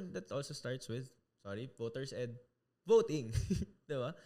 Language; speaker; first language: English; non-native, local second language; Filipino